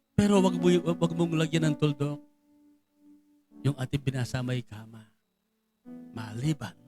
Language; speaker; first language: Filipino; native; Filipino